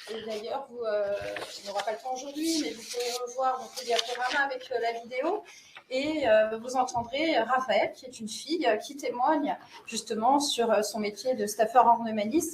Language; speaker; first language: French; native; French